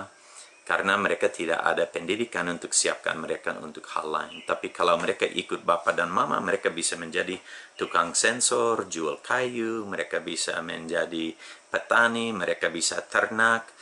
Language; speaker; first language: Indonesian; non-native, fluent; English